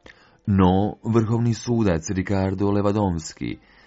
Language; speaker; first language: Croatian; non-native, fluent; Chinese